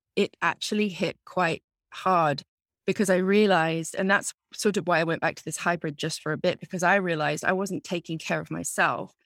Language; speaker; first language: English; native; English